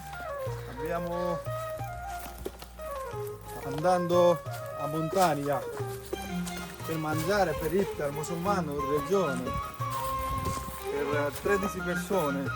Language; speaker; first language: Italian; non-native, learner; Bangla